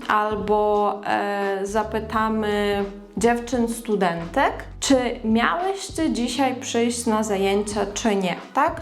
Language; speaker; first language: Polish; non-native, fluent; Ukrainian